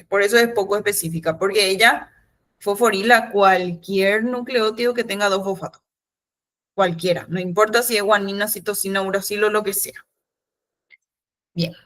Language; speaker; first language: Spanish; native; Spanish